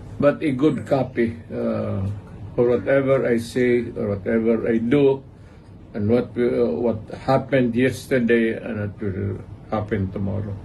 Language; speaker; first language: English; non-native, local second language; Cebuano